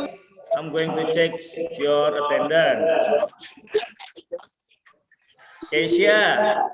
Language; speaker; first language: English; non-native, fluent; Indonesian